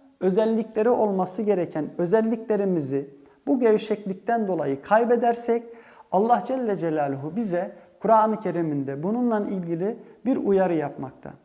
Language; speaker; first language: Turkish; early bilingual, heritage; Turkish